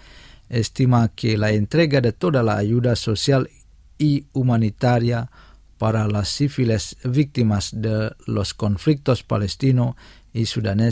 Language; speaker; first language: Spanish; non-native, fluent; Indonesian